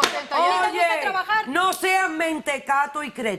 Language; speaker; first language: Spanish; native; Spanish